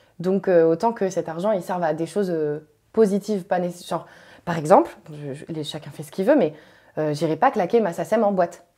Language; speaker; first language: French; native; French